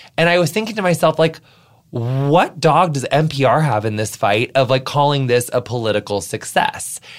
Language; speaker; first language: English; native; English